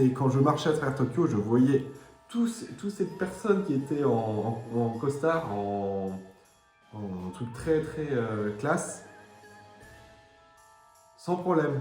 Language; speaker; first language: French; native; French